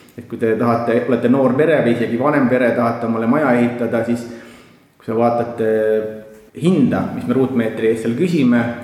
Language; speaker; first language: Estonian; native; Estonian